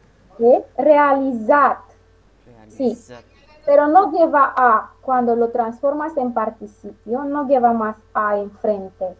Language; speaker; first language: Spanish; non-native, fluent; Romanian